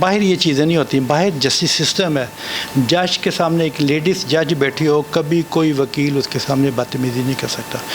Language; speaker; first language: Urdu; non-native, local second language; Punjabi